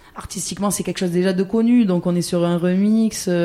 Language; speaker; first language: French; native; French